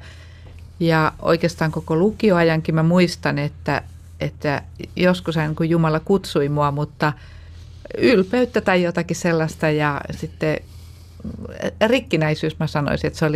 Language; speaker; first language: Finnish; native; Finnish